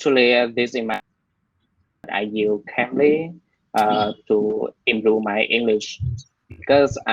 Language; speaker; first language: English; non-native, learner; Vietnamese